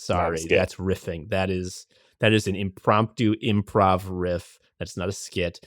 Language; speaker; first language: English; native; English